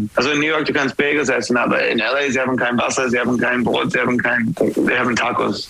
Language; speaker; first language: German; non-native, fluent; English